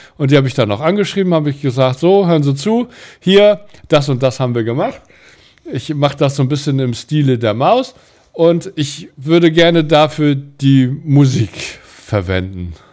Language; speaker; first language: German; native; German